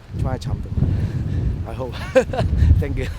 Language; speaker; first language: English; non-native, local second language; Cantonese